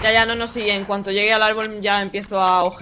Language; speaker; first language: Spanish; native; Spanish